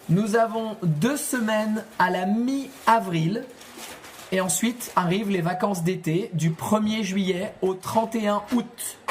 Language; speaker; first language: French; native; French